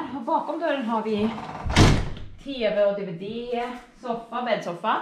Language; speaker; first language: Swedish; native; Swedish